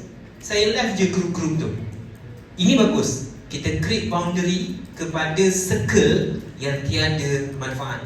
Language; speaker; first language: Malay; native; Malay